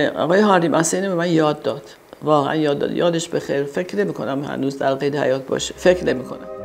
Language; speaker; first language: Persian; early bilingual, heritage; Persian